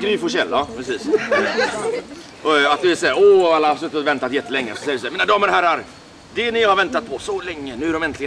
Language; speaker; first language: Swedish; native; Swedish